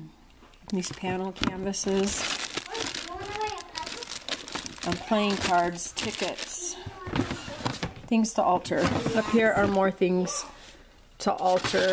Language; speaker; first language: English; native; English